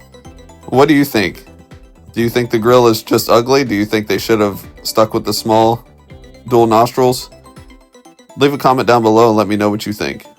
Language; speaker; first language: English; native; English